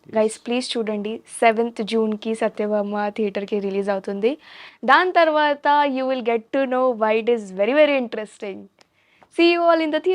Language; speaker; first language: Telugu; non-native, learner; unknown